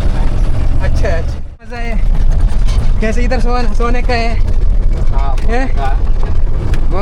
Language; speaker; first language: Hindi; non-native, local second language; Malayalam